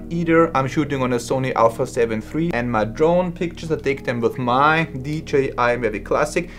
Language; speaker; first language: English; non-native, fluent; German